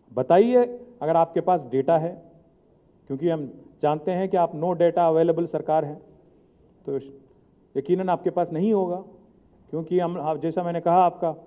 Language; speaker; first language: Hindi; non-native, local second language; Telugu